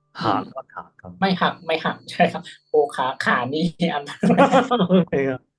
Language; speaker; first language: Thai; native; Thai